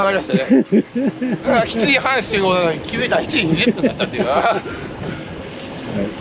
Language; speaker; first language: Japanese; native; Japanese